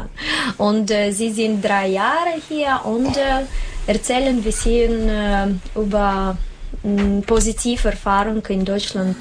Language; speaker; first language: German; non-native, learner; Russian